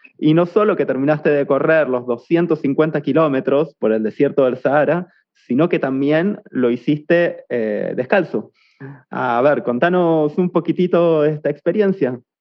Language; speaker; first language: Spanish; native; Spanish